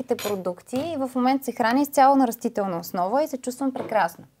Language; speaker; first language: Bulgarian; native; Bulgarian